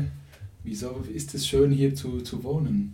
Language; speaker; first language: German; native; German